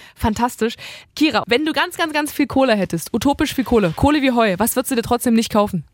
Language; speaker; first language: German; native; German